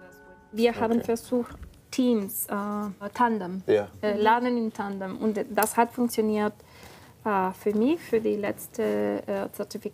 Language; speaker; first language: German; non-native, learner; Spanish